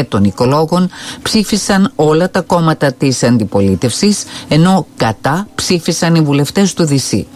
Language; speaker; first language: Greek; native; Greek